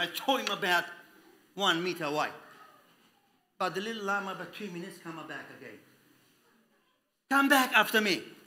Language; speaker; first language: English; non-native, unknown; Romanian